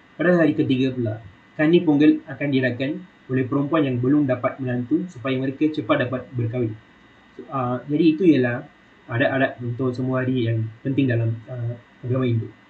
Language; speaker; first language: Malay; non-native, local second language; Tamil